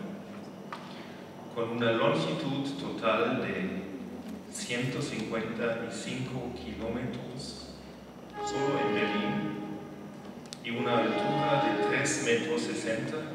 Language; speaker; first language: Spanish; non-native, fluent; German